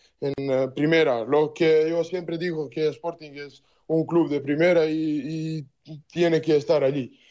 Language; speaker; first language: Spanish; non-native, learner; Serbian